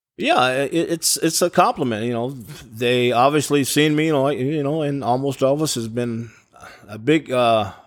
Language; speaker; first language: English; native; English